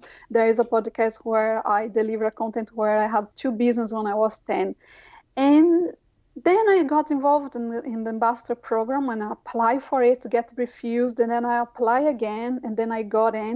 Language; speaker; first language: English; non-native, fluent; Portuguese